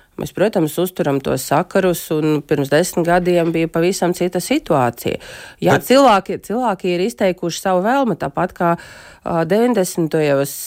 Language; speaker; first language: Latvian; non-native, local second language; Russian